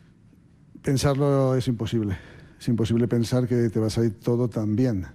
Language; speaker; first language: Spanish; native; Spanish